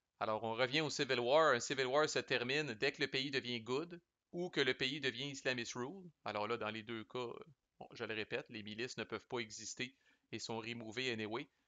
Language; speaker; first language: French; native; French